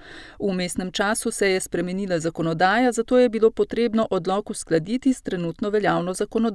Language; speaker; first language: Slovenian; native; Slovenian